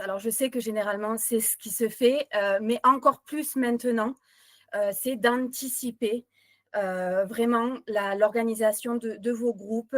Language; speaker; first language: French; native; French